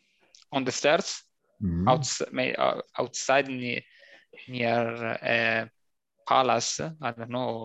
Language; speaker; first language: English; non-native, learner; Italian